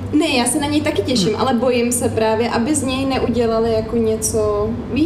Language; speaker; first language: Czech; native; Czech